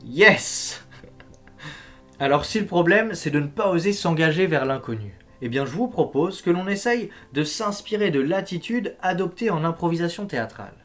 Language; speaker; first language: French; native; French